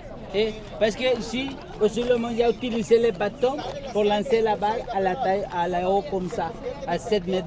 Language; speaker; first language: French; non-native, fluent; Spanish